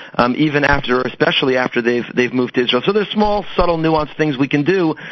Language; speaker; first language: English; native; English